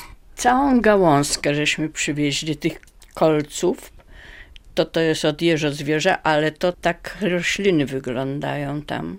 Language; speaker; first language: Polish; native; Polish